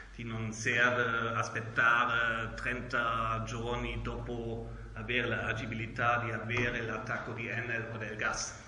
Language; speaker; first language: Italian; non-native, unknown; German